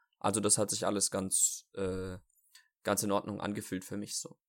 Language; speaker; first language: German; native; German